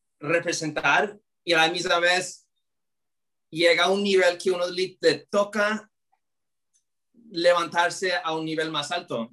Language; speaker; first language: Spanish; early bilingual, heritage; Spanish